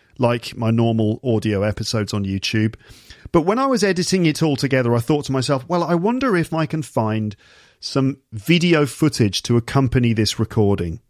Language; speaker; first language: English; native; English